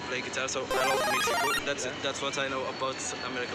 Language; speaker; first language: English; non-native, learner; Arabic